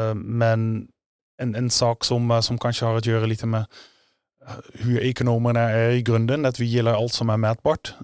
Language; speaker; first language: Swedish; non-native, fluent; Dutch